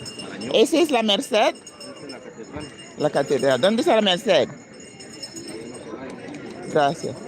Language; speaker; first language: Spanish; non-native, learner; English